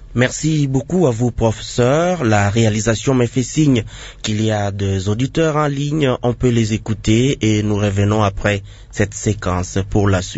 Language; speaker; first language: French; non-native, local second language; Lingala